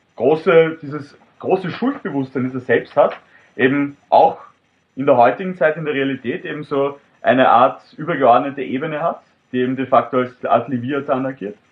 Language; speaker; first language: German; native; German